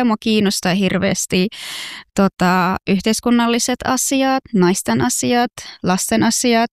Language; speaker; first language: Finnish; non-native, fluent; Persian